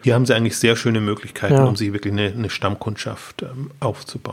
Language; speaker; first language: German; native; German